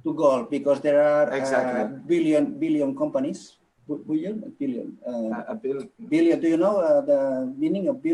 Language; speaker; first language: English; non-native, local second language; Catalan